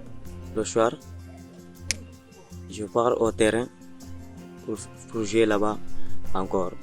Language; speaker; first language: French; non-native, learner; Mandingo